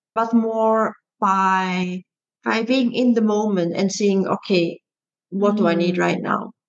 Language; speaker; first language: English; non-native, fluent; German